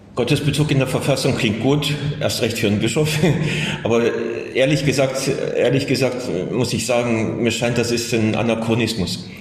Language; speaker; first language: German; native; German